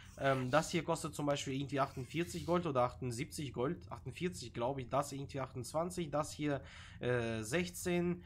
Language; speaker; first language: German; native; German